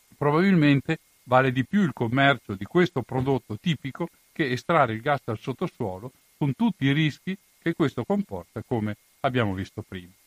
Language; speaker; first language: Italian; native; Italian